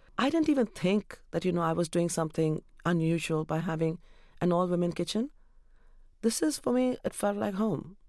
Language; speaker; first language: English; non-native, local second language; Urdu